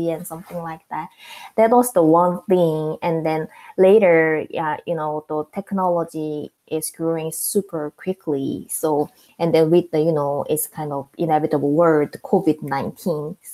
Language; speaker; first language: English; non-native, fluent; Korean